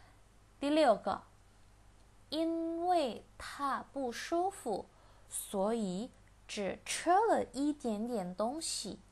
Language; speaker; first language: Chinese; non-native, fluent; Indonesian